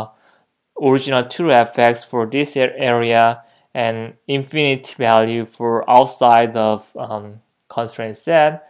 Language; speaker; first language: English; non-native, fluent; Korean